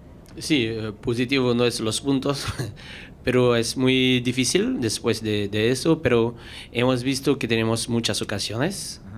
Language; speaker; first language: Spanish; non-native, learner; French